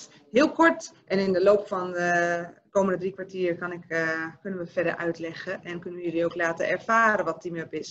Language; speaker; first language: Dutch; native; Dutch